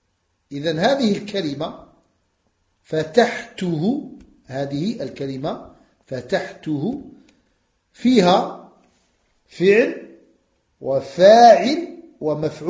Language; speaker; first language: Arabic; non-native, fluent; French